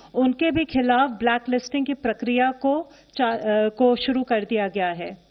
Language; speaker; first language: Hindi; native; Hindi